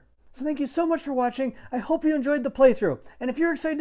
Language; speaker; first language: English; native; English